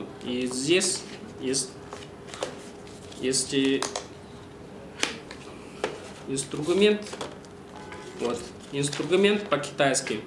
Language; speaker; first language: Russian; non-native, learner; Chinese